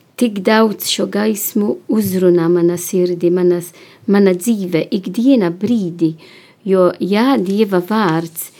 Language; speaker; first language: Latvian; non-native, learner; Italian